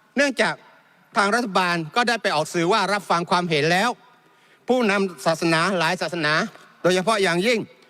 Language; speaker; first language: Thai; non-native, local second language; Malay